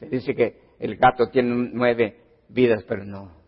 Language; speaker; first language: Spanish; early bilingual, heritage; Spanish